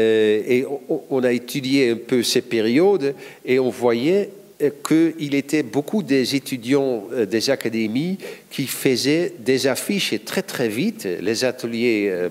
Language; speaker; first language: French; non-native, fluent; Dutch